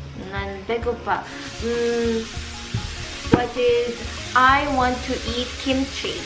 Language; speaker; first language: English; non-native, local second language; Filipino